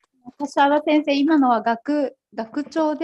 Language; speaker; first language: Japanese; native; Japanese